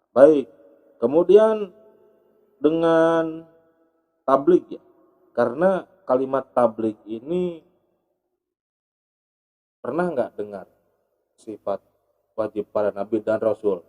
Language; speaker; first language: Indonesian; native; Indonesian